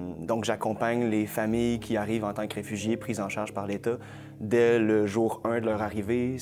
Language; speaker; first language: French; native; French